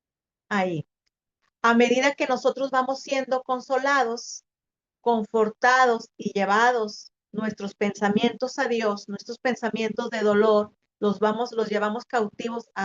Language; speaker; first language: Spanish; native; Spanish